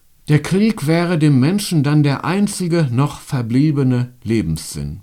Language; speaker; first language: German; native; German